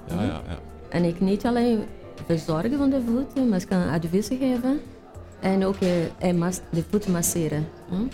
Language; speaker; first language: Dutch; non-native, learner; Portuguese